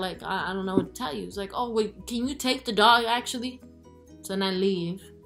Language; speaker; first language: English; early bilingual, other home language; Spanish